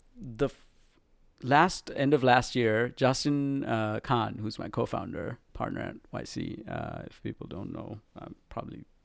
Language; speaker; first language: English; non-native, local second language; Sinhala